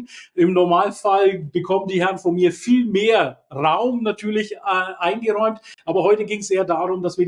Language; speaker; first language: German; native; German